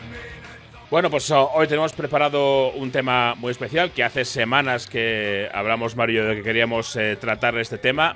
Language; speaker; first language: Spanish; native; Spanish